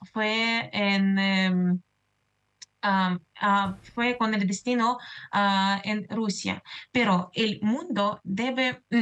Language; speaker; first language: Spanish; non-native, fluent; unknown